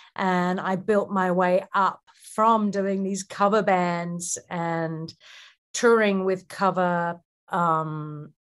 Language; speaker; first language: English; native; English